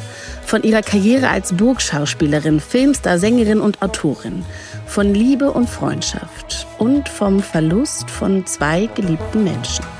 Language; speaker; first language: German; native; German